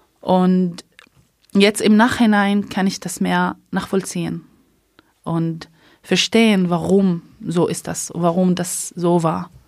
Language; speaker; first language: German; early bilingual, other home language; Arabic